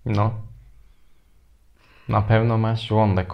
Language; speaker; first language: Polish; non-native, fluent; Turkish